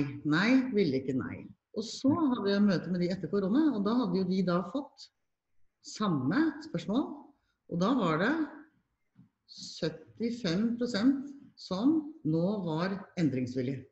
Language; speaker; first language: Norwegian; native; Norwegian